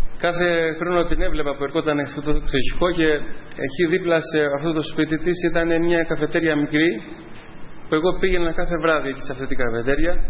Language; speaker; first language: Greek; non-native, fluent; Albanian